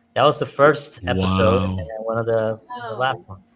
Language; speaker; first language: English; native; English